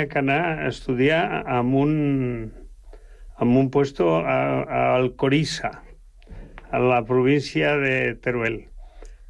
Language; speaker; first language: Catalan; native; Catalan